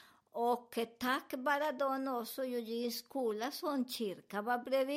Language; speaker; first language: Swedish; non-native, learner; Spanish